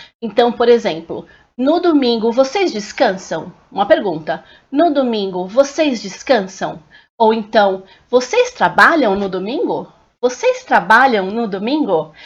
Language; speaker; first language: Portuguese; native; Portuguese